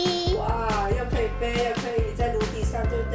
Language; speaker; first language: Chinese; native; Chinese